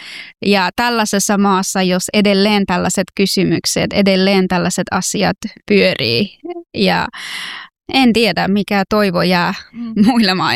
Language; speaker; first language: Finnish; non-native, fluent; Persian